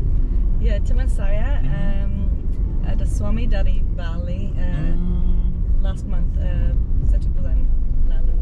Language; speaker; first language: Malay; non-native, learner; English